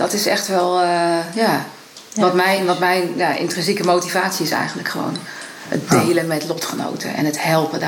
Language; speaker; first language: Dutch; native; Dutch